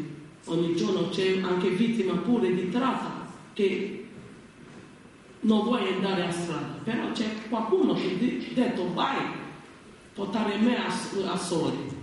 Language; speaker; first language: Italian; non-native, learner; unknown